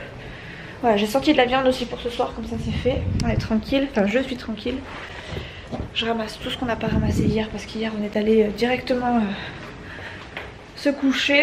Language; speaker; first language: French; native; French